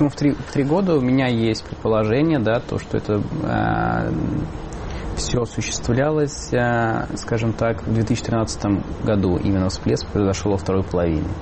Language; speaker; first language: Russian; native; Russian